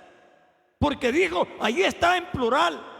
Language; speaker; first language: Spanish; native; Spanish